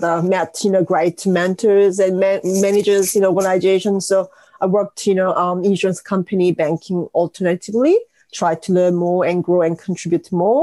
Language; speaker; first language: English; non-native, fluent; Korean